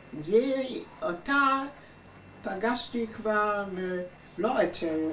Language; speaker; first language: Hebrew; non-native, fluent; German